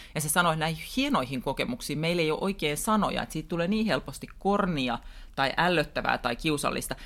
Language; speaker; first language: Finnish; native; Finnish